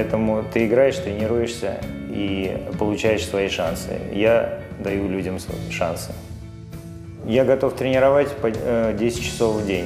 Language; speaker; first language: Russian; native; Russian